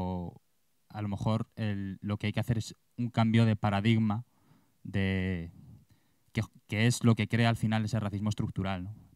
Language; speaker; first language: Spanish; native; Spanish